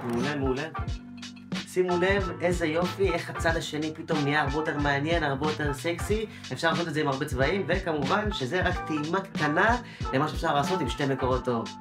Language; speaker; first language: Hebrew; native; Hebrew